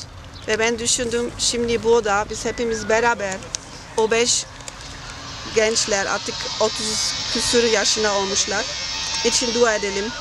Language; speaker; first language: Turkish; non-native, fluent; German